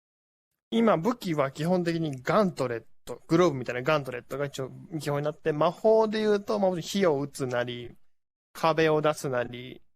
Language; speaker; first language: Japanese; native; Japanese